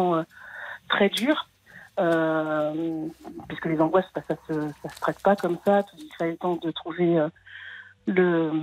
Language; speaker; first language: French; native; French